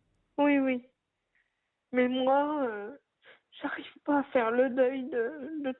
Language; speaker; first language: French; native; French